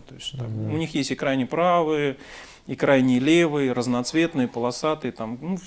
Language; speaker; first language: Russian; native; Russian